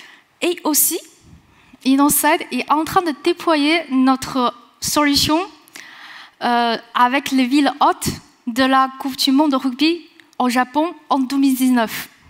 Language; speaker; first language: French; non-native, fluent; Chinese